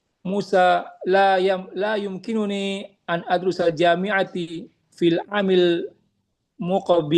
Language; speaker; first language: Arabic; non-native, learner; Indonesian